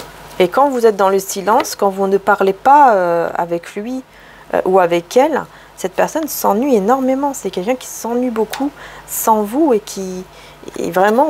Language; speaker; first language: French; native; French